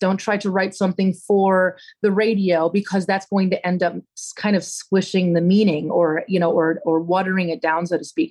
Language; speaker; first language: English; native; English